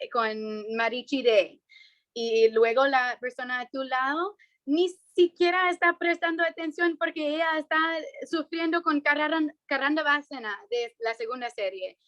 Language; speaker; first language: Spanish; non-native, fluent; English